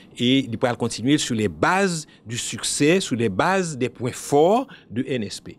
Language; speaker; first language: French; non-native, local second language; Haitian Creole